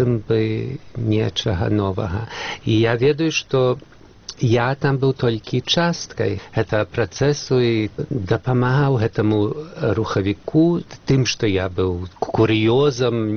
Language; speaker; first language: Belarusian; early bilingual, heritage; Belarusian